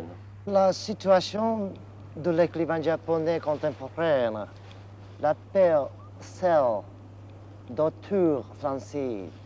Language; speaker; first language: French; non-native, learner; Japanese